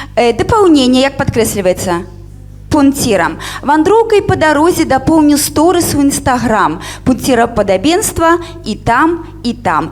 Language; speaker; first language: Belarusian; native; Belarusian